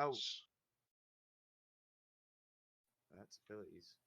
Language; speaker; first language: English; native; English